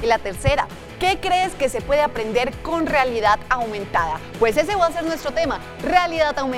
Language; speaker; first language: Spanish; native; Spanish